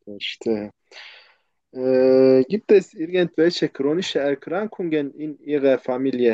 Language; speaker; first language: German; non-native, fluent; Turkish